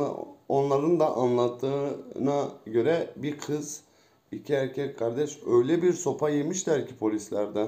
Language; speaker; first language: Turkish; native; Turkish